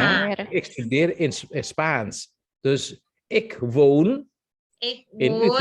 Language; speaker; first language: Dutch; non-native, fluent; Indonesian